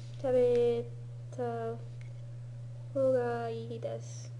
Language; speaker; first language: Japanese; non-native, learner; English